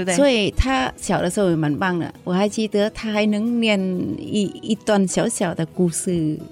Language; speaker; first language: Chinese; non-native, learner; Vietnamese